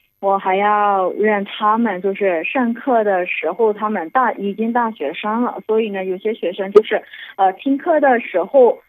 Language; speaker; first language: Chinese; non-native, fluent; Burmese